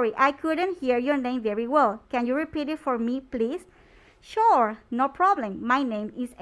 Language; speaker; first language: English; non-native, fluent; Spanish